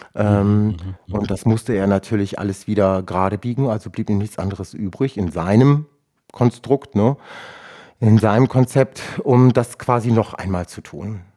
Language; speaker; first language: German; non-native, local second language; Romany